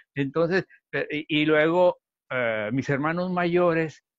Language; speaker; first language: Spanish; native; Spanish